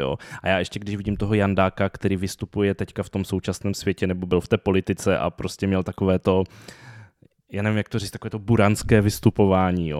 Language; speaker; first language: Czech; native; Czech